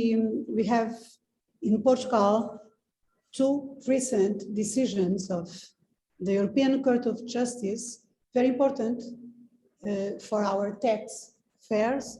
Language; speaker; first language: English; non-native, fluent; Portuguese